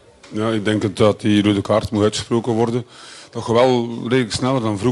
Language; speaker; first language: Dutch; native; Dutch